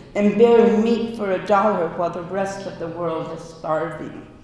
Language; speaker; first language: English; native; English